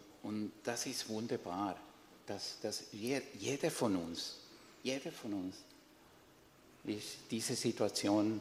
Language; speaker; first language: German; non-native, fluent; Spanish